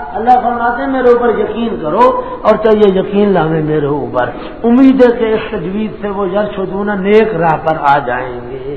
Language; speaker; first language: Urdu; non-native, local second language; Punjabi